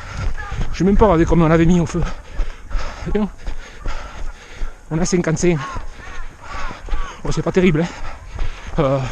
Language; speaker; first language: French; native; French